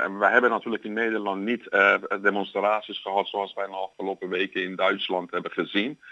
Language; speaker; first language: Dutch; non-native, fluent; Persian